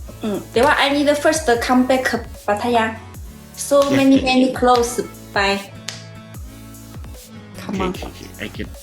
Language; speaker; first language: English; non-native, learner; Thai